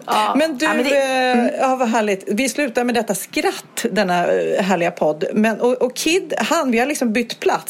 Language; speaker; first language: Swedish; native; Swedish